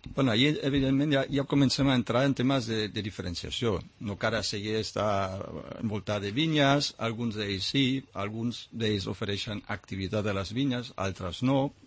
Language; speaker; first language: Catalan; non-native, fluent; German